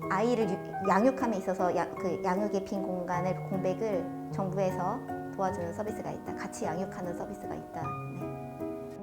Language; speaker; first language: Korean; native; Korean